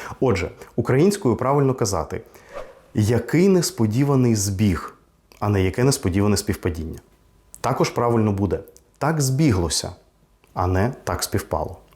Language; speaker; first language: Ukrainian; non-native, local second language; Russian